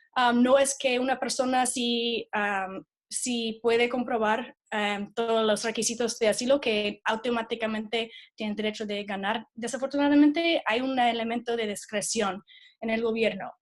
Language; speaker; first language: Spanish; non-native, fluent; English